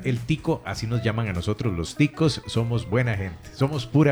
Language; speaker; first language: Spanish; native; Spanish